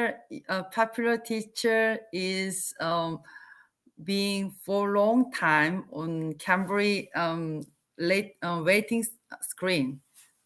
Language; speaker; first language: English; non-native, learner; Korean